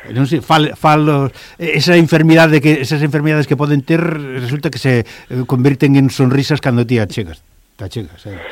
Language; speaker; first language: Galician; native; Galician